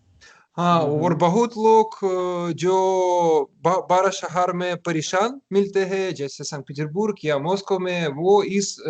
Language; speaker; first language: Hindi; non-native, learner; Russian